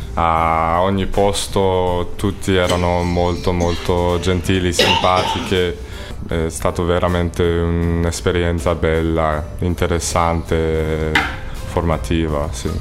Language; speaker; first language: Italian; non-native, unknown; English